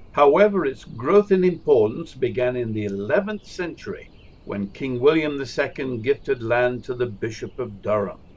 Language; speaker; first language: English; native; English